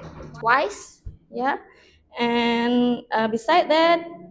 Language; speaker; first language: English; non-native, learner; Indonesian